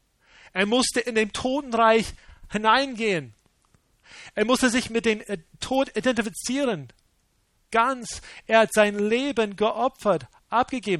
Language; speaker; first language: German; non-native, fluent; English